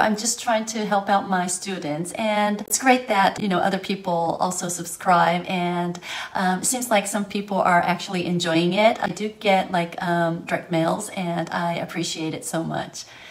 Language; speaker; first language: English; early bilingual, other home language; Japanese